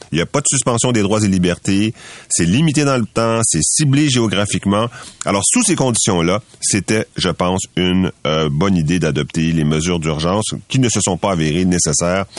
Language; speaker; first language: French; native; French